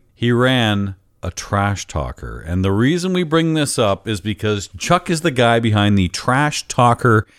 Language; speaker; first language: English; native; English